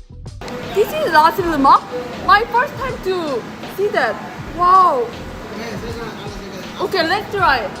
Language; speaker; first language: English; non-native, learner; Japanese